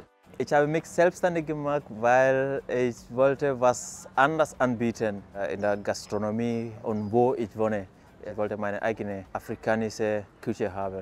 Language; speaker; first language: German; non-native, fluent; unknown